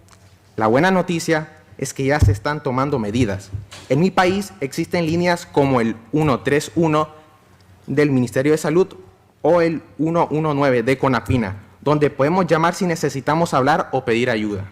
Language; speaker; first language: Spanish; native; Spanish